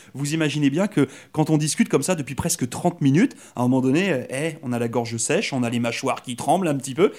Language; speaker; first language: French; native; French